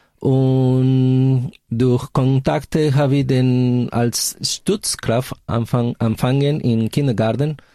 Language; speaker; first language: German; non-native, fluent; Spanish